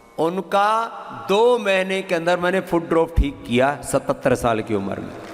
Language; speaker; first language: Hindi; native; Hindi